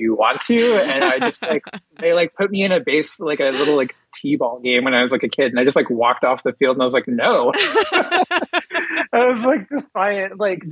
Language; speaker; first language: English; native; English